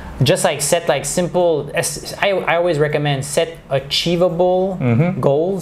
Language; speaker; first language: English; native; English